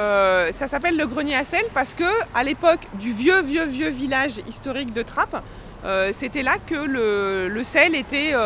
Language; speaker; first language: French; native; French